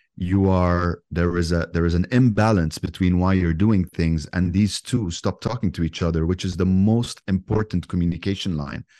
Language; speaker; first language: English; non-native, fluent; Arabic